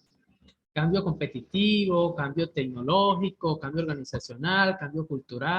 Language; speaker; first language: Spanish; native; Spanish